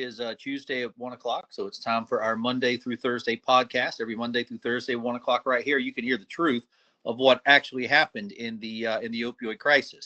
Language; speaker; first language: English; native; English